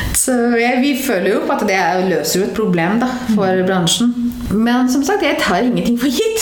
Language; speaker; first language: Norwegian; non-native, fluent; Hindi